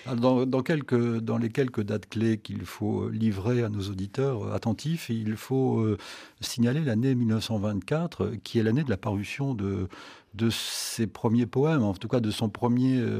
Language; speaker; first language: French; native; French